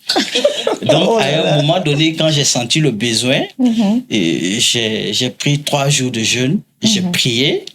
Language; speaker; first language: French; non-native, local second language; Mossi